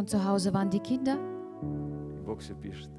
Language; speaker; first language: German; non-native, learner; Russian